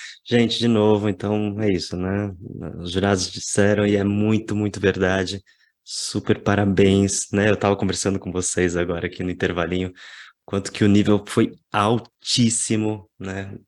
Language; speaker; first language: Portuguese; native; Portuguese